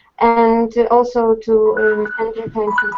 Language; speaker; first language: English; non-native, fluent; Polish